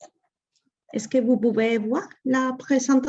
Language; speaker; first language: French; non-native, fluent; Spanish